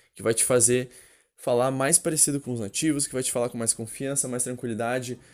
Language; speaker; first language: Portuguese; native; Portuguese